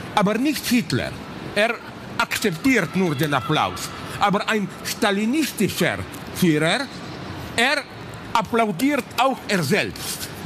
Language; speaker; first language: German; non-native, learner; Slovenian